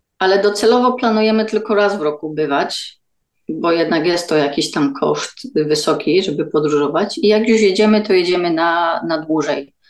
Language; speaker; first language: Polish; native; Polish